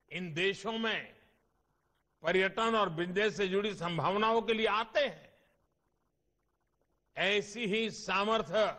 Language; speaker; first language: Hindi; non-native, local second language; Gujarati